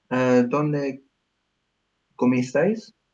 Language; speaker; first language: Spanish; non-native, learner; English